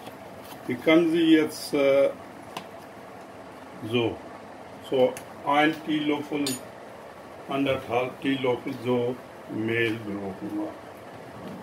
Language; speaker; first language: German; non-native, learner; Urdu